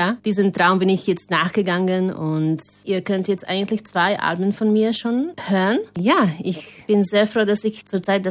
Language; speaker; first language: German; non-native, fluent; Slovak